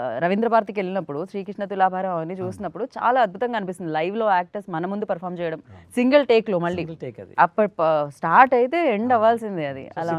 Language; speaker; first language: Telugu; native; Telugu